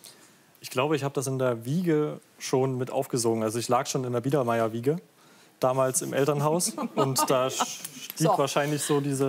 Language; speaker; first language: German; native; German